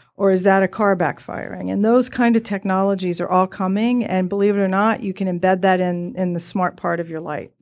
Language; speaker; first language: English; native; English